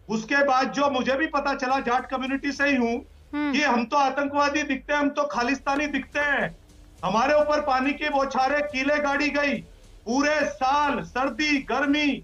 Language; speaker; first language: Hindi; native; Hindi